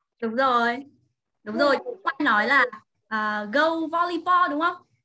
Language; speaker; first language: Vietnamese; native; Vietnamese